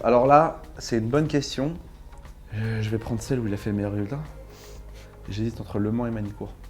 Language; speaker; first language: French; native; French